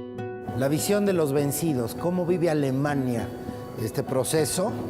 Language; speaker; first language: Spanish; native; Spanish